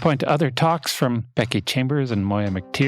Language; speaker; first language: English; native; English